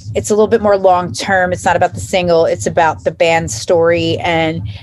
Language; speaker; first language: English; native; English